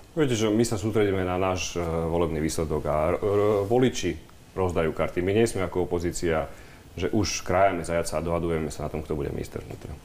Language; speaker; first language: Slovak; native; Slovak